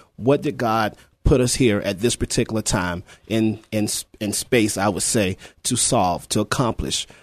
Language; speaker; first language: English; native; English